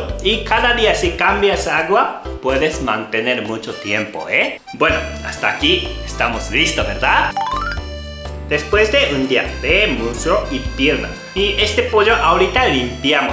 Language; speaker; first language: Spanish; non-native, fluent; Japanese